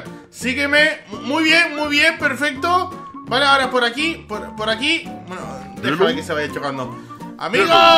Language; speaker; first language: Spanish; native; Spanish